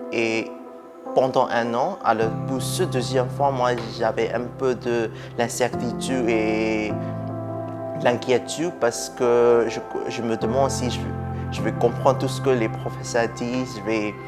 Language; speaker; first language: French; non-native, fluent; Burmese